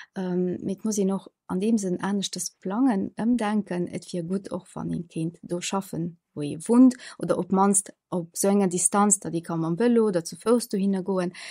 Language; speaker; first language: Luxembourgish; early bilingual, other home language; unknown